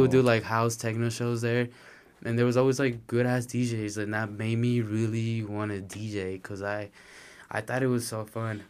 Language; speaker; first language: English; non-native, fluent; Spanish